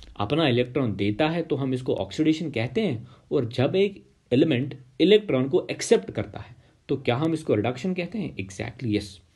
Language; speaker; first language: Hindi; non-native, local second language; Kashmiri